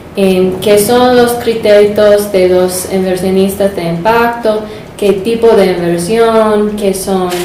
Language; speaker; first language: Spanish; non-native, fluent; English